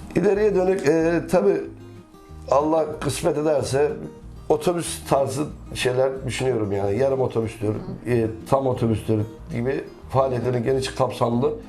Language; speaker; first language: Turkish; native; Turkish